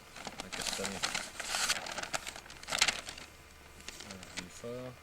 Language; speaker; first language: French; native; French